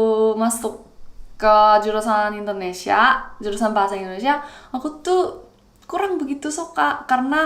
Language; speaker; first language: Indonesian; non-native, fluent; Korean